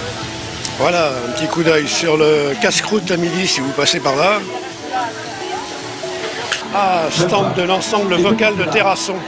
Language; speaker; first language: French; native; French